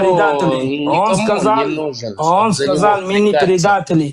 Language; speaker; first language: Russian; non-native, learner; Kurdish